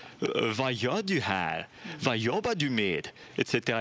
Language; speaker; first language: Swedish; non-native, fluent; French